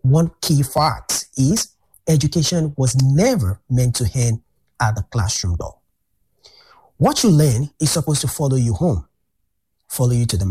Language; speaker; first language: English; non-native, local second language; Yoruba